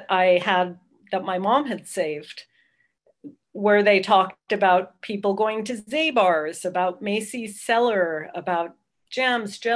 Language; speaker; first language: English; native; English